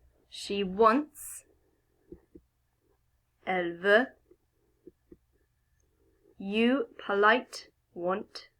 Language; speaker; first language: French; non-native, fluent; English